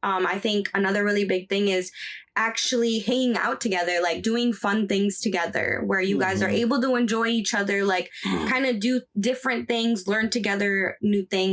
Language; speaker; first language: English; early bilingual, other home language; Spanish